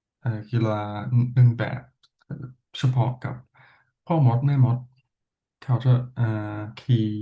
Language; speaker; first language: Thai; non-native, fluent; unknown